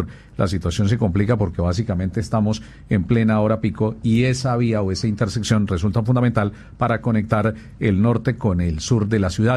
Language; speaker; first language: Spanish; native; Spanish